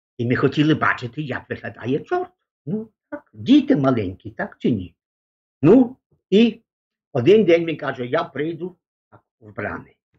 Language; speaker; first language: Ukrainian; early bilingual, heritage; Ukrainian